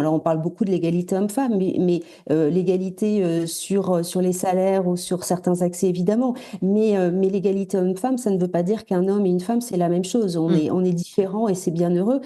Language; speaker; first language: French; native; French